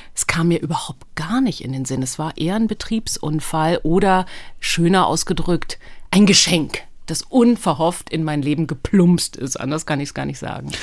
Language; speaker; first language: German; early bilingual, other home language; Hebrew